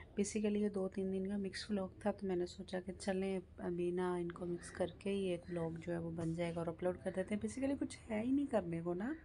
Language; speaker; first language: Urdu; native; Urdu